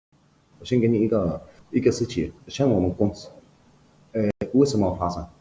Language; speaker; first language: Chinese; non-native, learner; Arabic